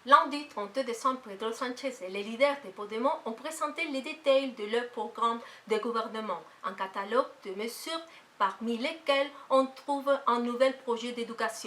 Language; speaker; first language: French; non-native, learner; Spanish